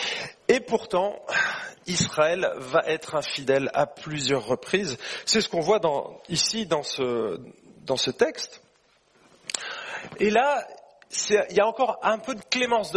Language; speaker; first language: French; native; French